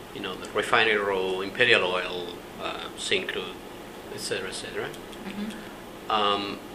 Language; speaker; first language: English; non-native, fluent; Spanish